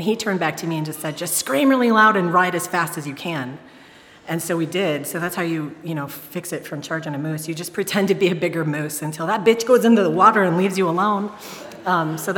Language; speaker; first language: English; native; English